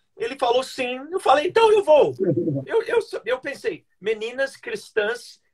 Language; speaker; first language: Portuguese; non-native, fluent; English